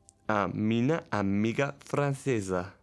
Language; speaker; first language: Portuguese; non-native, learner; French